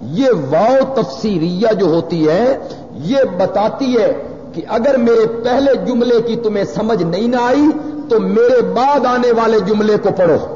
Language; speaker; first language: Urdu; non-native, local second language; Punjabi